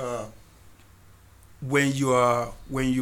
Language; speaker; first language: English; non-native, local second language; Yoruba